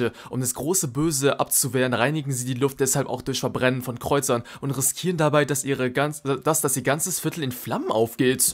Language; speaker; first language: German; native; German